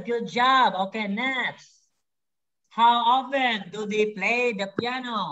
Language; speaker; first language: English; non-native, fluent; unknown